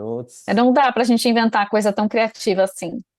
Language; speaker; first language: Portuguese; native; Portuguese